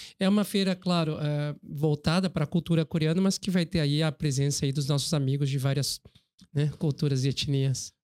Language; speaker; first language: Portuguese; early bilingual, other home language; Korean